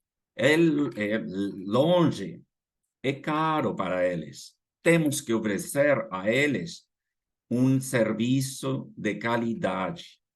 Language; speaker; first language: Portuguese; non-native, fluent; Spanish